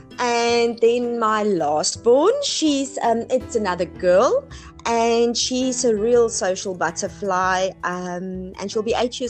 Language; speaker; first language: English; non-native, local second language; Afrikaans